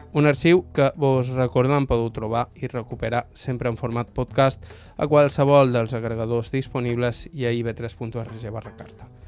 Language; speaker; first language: Catalan; native; Catalan